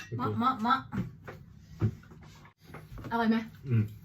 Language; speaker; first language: English; non-native, learner; Thai